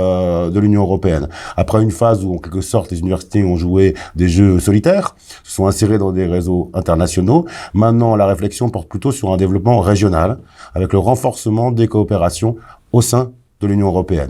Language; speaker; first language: French; native; French